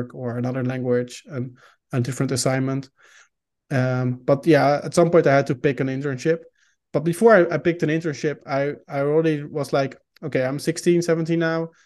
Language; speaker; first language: English; non-native, fluent; Dutch